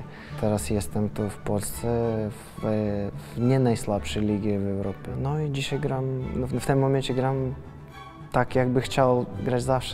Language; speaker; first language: Polish; non-native, learner; Russian